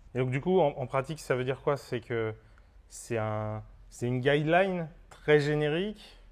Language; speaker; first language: French; native; French